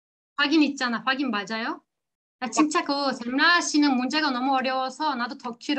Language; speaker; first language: Korean; non-native, learner; Turkish